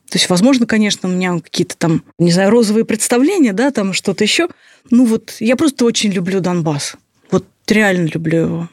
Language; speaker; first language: Russian; native; Russian